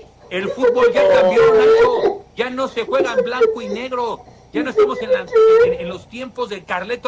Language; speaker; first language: Spanish; native; Spanish